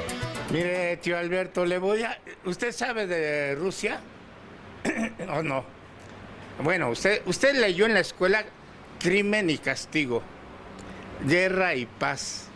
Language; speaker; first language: Spanish; native; Spanish